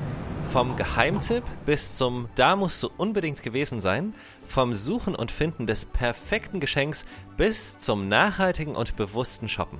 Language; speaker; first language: German; native; German